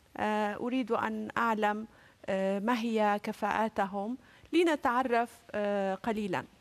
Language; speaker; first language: Arabic; native; Arabic